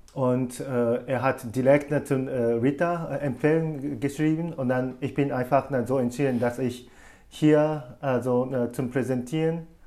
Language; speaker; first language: German; non-native, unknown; Japanese